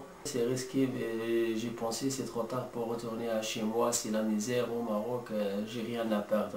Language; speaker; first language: French; non-native, learner; Arabic